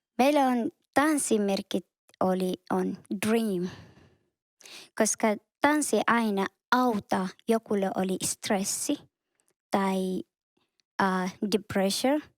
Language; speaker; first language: Finnish; non-native, learner; Somali